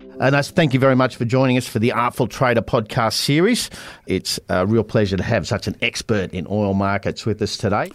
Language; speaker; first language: English; native; English